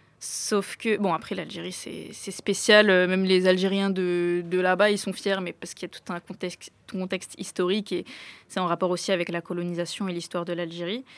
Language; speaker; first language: French; early bilingual, other home language; Arabic